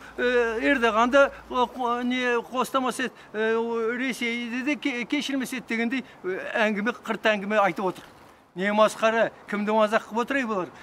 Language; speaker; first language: Kazakh; native; Kazakh